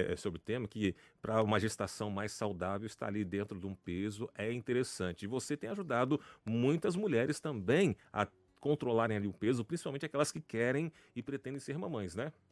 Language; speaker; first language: Portuguese; native; Portuguese